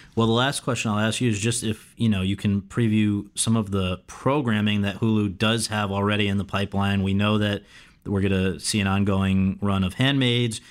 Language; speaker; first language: English; native; English